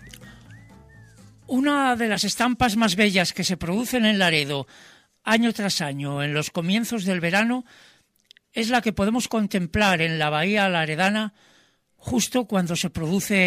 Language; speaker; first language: Spanish; native; Spanish